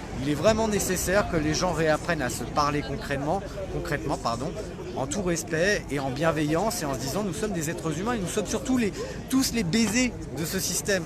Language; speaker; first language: French; native; French